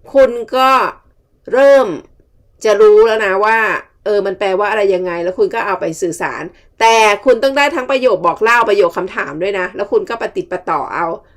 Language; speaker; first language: Thai; native; Thai